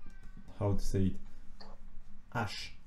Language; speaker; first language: English; non-native, fluent; French